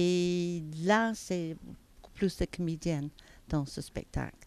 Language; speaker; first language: French; non-native, fluent; English